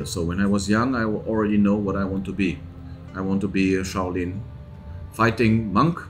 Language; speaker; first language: English; non-native, fluent; German